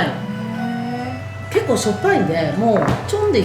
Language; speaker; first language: Japanese; native; Japanese